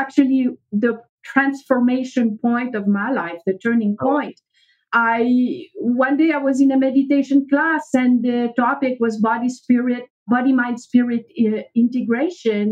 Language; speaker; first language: English; non-native, fluent; French